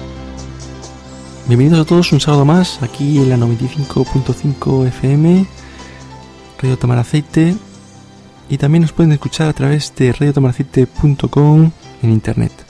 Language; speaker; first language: Spanish; native; Spanish